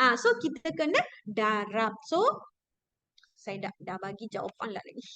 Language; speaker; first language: Malay; non-native, local second language; Tamil